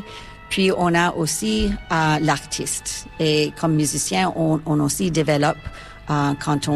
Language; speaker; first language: French; non-native, local second language; English